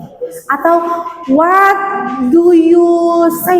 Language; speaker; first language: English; non-native, learner; Indonesian